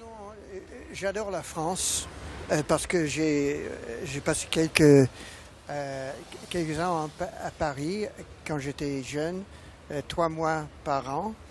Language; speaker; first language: French; non-native, fluent; English